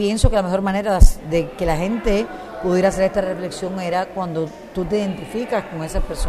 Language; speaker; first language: Spanish; native; Spanish